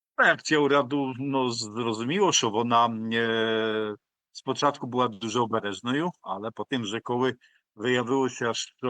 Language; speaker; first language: Polish; non-native, learner; Ukrainian